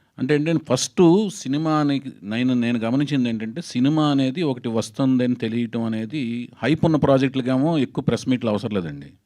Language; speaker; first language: Telugu; native; Telugu